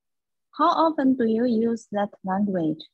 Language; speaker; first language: English; non-native, learner; Chinese